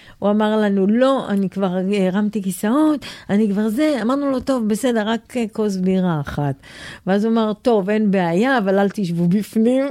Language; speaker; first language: Hebrew; native; Hebrew